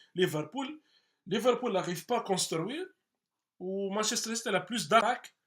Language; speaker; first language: French; non-native, local second language; Arabic